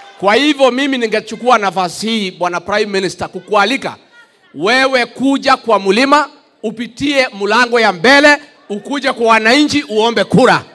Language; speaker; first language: Swahili; non-native, local second language; Kikuyu